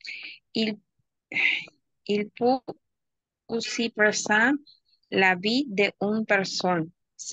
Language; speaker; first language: French; non-native, learner; Spanish